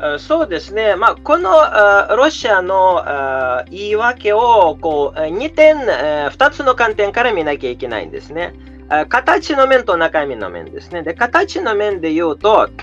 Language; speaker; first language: Japanese; non-native, fluent; Russian